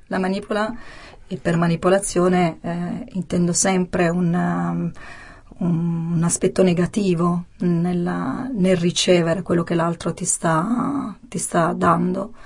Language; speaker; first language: Italian; native; Italian